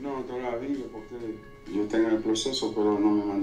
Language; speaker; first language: Spanish; non-native, learner; Haitian Creole